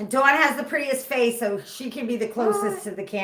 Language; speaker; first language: English; native; English